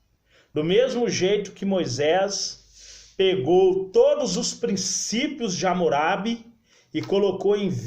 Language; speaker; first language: Portuguese; native; Portuguese